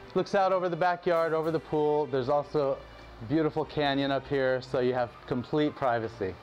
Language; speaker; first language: English; native; English